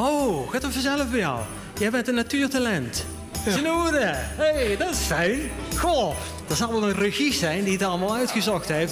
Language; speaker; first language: Dutch; native; Dutch